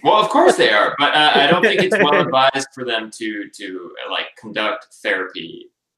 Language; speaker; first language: English; native; English